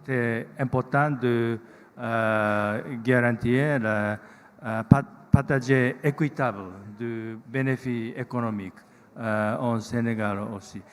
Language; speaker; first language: French; non-native, learner; Japanese